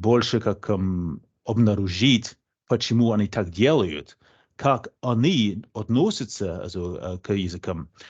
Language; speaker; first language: Russian; non-native, fluent; English